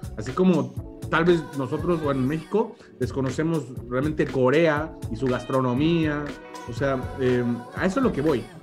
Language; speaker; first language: Spanish; native; Spanish